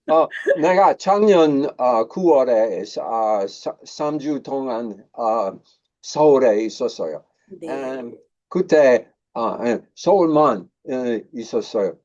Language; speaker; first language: Korean; non-native, learner; English